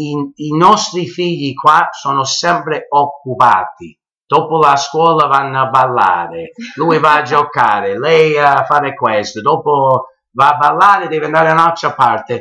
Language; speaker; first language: Italian; early bilingual, heritage; English